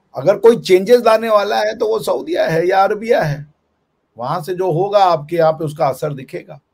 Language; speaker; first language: Hindi; native; Hindi